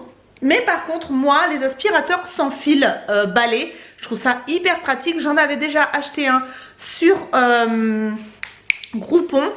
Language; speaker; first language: French; native; French